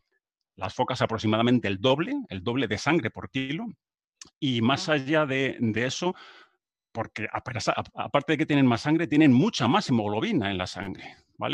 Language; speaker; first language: Spanish; native; Spanish